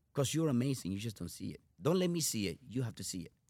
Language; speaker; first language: English; non-native, fluent; Spanish